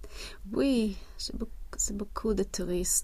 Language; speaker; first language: French; non-native, learner; Swedish